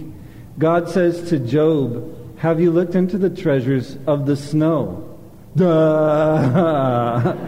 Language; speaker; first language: English; native; English